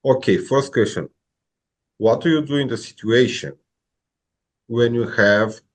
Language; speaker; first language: English; non-native, fluent; Romanian